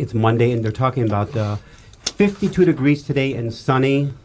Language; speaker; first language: English; native; English